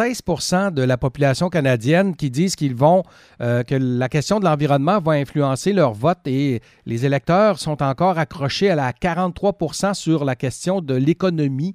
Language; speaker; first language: French; native; French